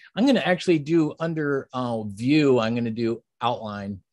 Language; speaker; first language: English; native; English